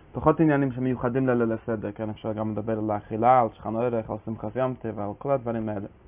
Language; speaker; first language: Hebrew; non-native, fluent; English